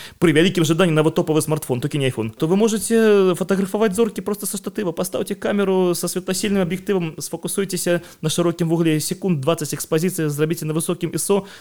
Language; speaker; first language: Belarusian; non-native, local second language; Russian